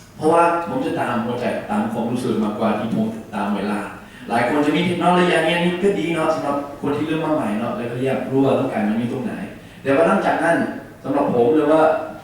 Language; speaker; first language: Thai; non-native, learner; English